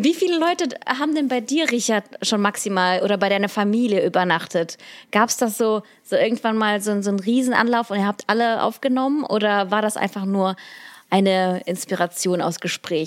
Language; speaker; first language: German; early bilingual, other home language; Russian